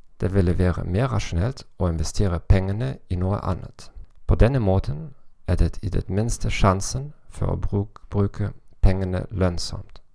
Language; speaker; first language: Norwegian; non-native, learner; German